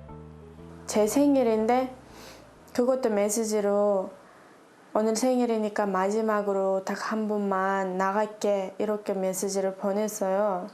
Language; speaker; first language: Korean; non-native, fluent; Uzbek